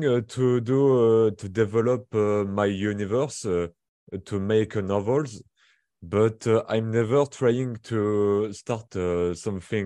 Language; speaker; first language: English; non-native, learner; French